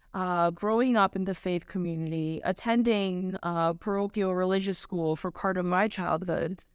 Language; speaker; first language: English; native; English